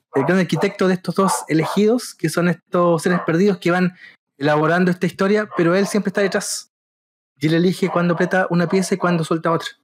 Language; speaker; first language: Spanish; native; Spanish